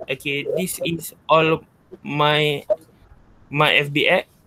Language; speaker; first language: English; non-native, local second language; Malay